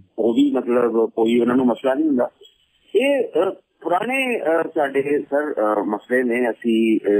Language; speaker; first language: Punjabi; native; Punjabi